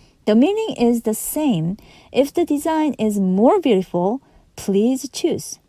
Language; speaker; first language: English; non-native, fluent; Japanese